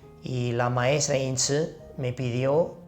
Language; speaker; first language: Spanish; non-native, fluent; Chinese